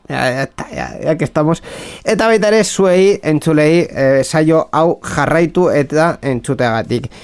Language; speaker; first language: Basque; non-native, local second language; Spanish